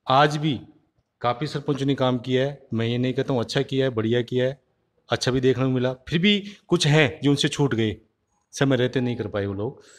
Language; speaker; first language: Hindi; native; Hindi